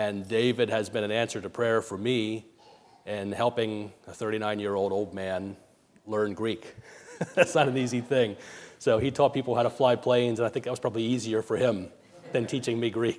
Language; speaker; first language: English; native; English